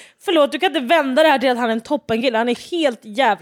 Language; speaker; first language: Swedish; native; Swedish